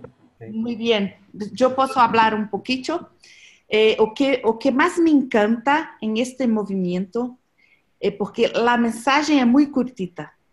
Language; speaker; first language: Spanish; non-native, learner; Portuguese